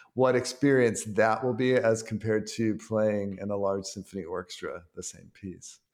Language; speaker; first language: English; native; English